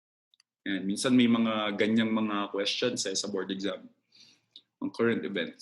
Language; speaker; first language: Filipino; native; Filipino